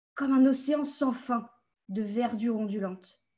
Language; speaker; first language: French; native; French